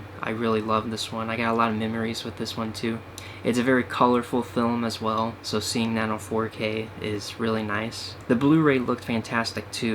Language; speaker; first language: English; native; English